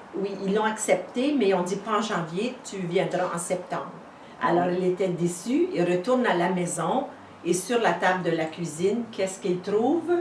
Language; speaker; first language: French; native; French